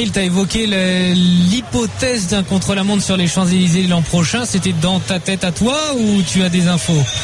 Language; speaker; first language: French; native; French